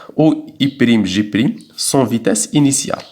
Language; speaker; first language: French; non-native, local second language; Arabic